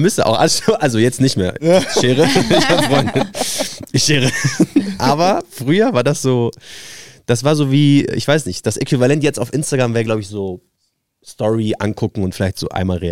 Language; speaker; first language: German; native; German